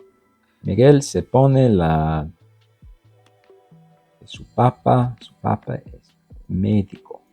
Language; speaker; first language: Spanish; non-native, learner; English